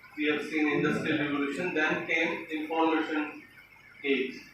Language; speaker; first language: English; non-native, local second language; Bangla